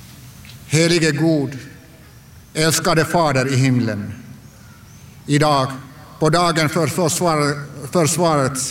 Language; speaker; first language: Swedish; non-native, local second language; Finnish